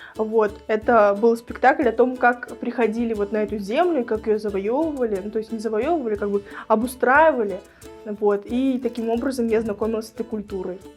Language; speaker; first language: Russian; native; Russian